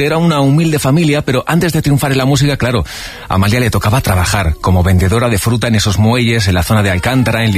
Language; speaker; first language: Spanish; native; Spanish